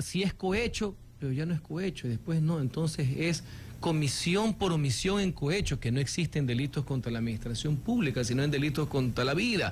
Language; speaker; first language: Spanish; native; Spanish